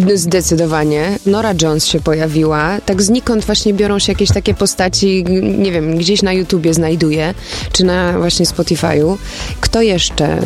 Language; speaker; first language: Polish; early bilingual, heritage; Polish